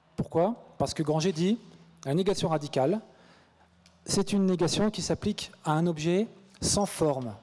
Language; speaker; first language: French; native; French